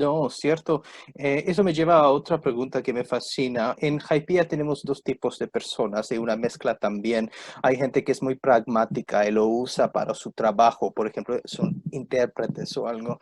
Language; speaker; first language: Spanish; non-native, fluent; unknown